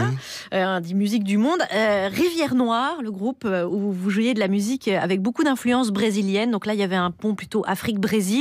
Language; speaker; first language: French; native; French